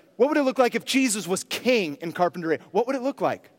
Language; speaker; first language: English; native; English